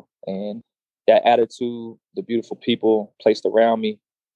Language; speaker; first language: English; native; English